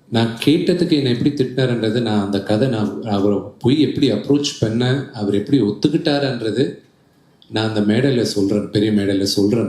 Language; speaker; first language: Tamil; early bilingual, heritage; Telugu